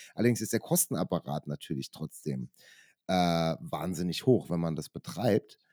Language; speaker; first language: German; native; German